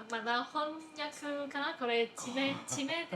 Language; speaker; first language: Japanese; non-native, fluent; Chinese